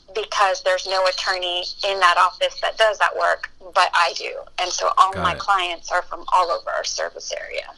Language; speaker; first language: English; early bilingual, other home language; Spanish